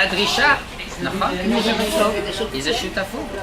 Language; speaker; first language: Hebrew; non-native, fluent; English